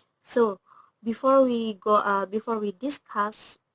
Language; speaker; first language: English; non-native, learner; Indonesian